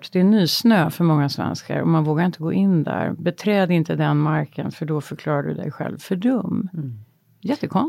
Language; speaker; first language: Swedish; native; Swedish